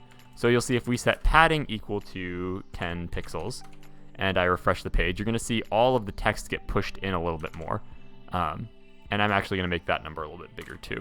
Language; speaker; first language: English; native; English